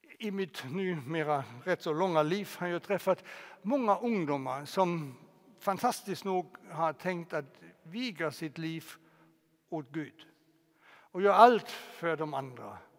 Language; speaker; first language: Swedish; non-native, fluent; German